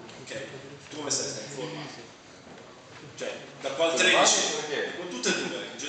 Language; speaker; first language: Italian; native; Italian